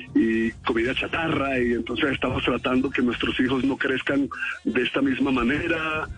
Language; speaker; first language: Spanish; native; Spanish